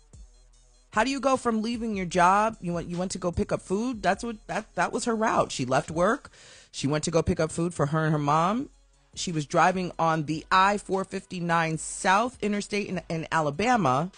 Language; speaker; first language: English; native; English